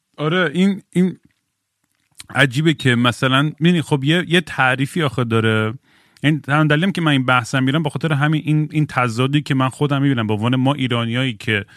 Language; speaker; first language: Persian; native; Persian